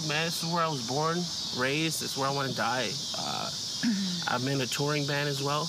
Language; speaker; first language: English; early bilingual, other home language; Spanish